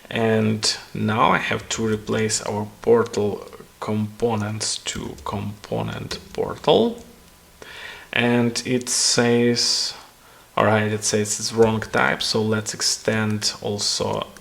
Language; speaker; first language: English; non-native, fluent; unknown